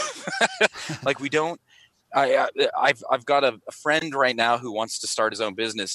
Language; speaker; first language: English; native; English